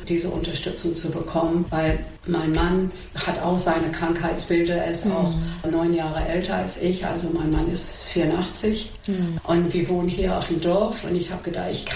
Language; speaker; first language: German; non-native, fluent; English